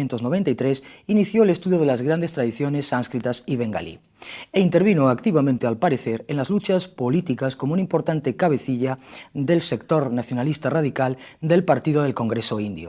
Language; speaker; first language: Spanish; native; Spanish